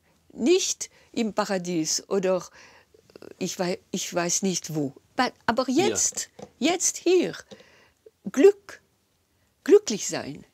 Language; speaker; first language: German; non-native, local second language; French